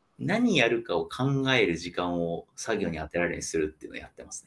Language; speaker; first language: Japanese; native; Japanese